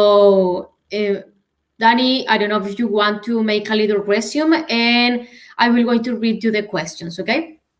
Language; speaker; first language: English; non-native, learner; Spanish